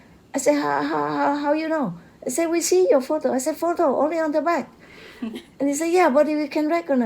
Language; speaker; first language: English; non-native, fluent; Vietnamese